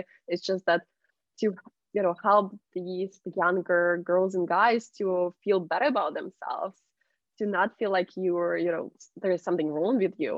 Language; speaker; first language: English; non-native, fluent; Russian